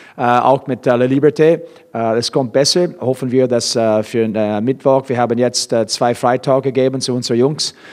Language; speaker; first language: German; non-native, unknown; English